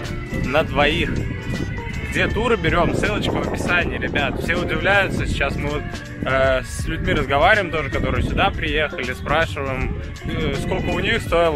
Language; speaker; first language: Russian; native; Russian